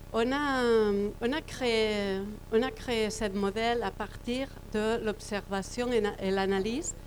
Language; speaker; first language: French; non-native, fluent; Spanish